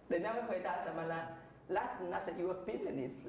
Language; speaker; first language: English; non-native, fluent; Chinese